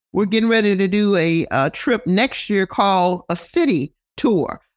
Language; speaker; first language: English; native; English